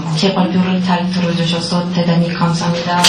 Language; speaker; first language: Korean; non-native, learner; Russian